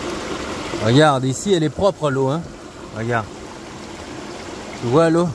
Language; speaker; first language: French; non-native, local second language; Comorian